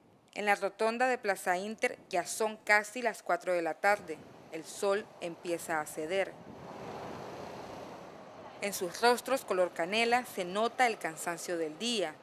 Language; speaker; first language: Spanish; native; Spanish